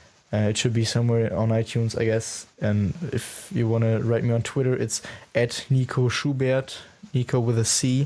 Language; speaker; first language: English; non-native, fluent; German